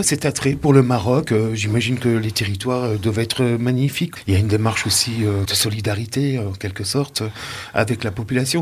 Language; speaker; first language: French; native; French